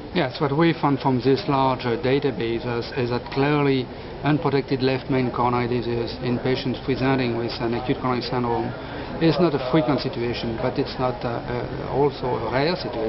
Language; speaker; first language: English; non-native, fluent; French